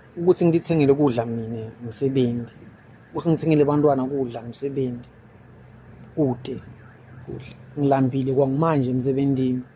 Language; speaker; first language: Zulu; non-native, local second language; Swati